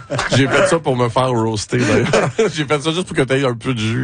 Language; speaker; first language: French; native; French